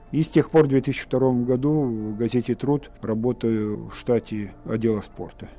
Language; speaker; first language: Russian; native; Russian